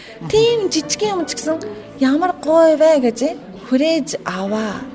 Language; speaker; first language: Mongolian; non-native, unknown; Japanese